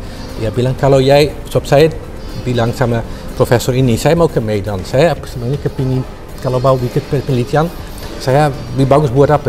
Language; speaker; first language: Indonesian; non-native, fluent; Dutch